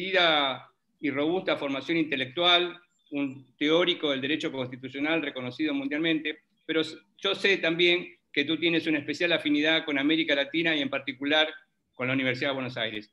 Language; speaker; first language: Spanish; native; Spanish